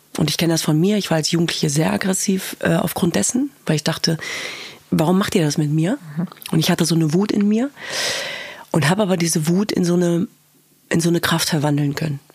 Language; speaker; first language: German; early bilingual, other home language; Kurdish